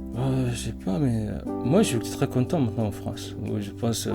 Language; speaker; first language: French; non-native, learner; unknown